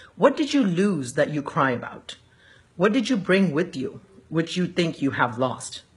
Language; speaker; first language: English; early bilingual, other home language; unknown